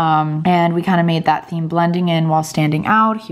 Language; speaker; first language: English; native; English